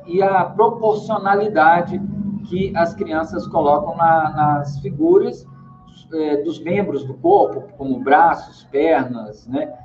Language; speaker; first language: Portuguese; native; Portuguese